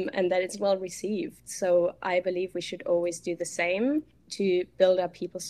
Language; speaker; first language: English; non-native, fluent; German